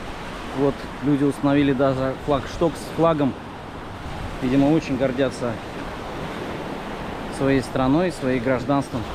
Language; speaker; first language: Russian; native; Russian